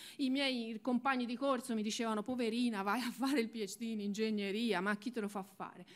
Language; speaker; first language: Italian; native; Italian